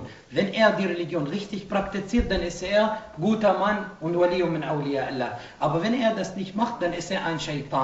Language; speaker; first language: German; non-native, fluent; Arabic